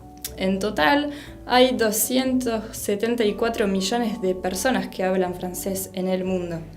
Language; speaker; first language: Spanish; non-native, fluent; French